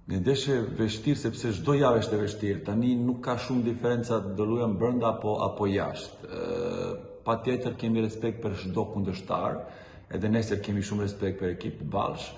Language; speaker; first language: Albanian; non-native, learner; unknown